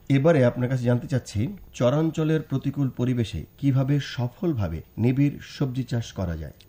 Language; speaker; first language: Bangla; native; Bangla